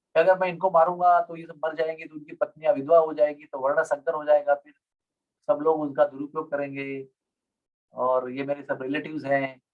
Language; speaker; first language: Hindi; non-native, local second language; Marathi